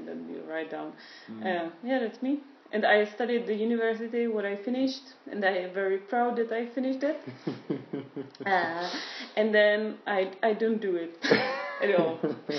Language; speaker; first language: English; non-native, fluent; Czech